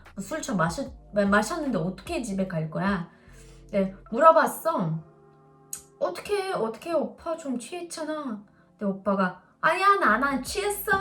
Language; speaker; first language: Korean; non-native, learner; Russian